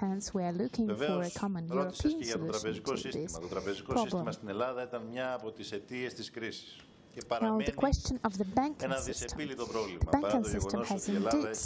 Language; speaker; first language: Greek; native; Greek